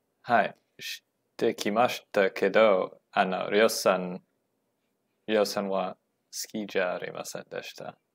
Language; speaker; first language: Japanese; non-native, learner; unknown